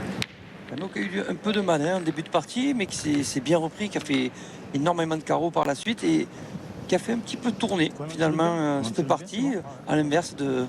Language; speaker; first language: French; native; French